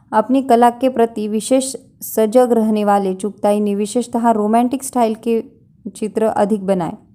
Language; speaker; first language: Hindi; non-native, local second language; Marathi